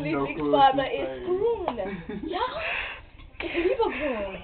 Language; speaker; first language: German; non-native, learner; English